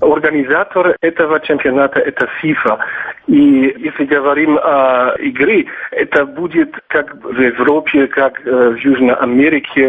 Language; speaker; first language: Russian; non-native, fluent; German